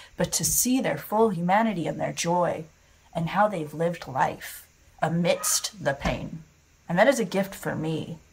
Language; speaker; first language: English; native; English